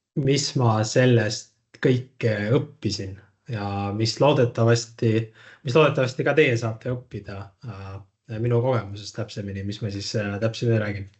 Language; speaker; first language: Estonian; native; Estonian